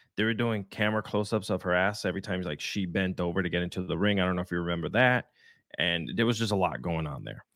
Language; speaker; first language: English; non-native, fluent; Spanish